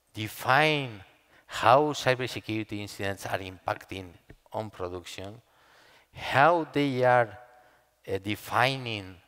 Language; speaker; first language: English; non-native, fluent; Spanish